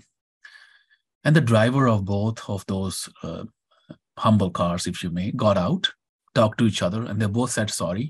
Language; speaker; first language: English; non-native, local second language; Punjabi